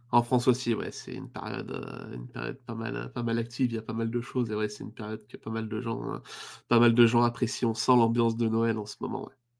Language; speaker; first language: French; native; French